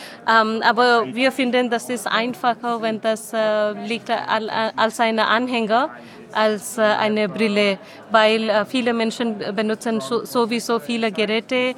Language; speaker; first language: German; non-native, learner; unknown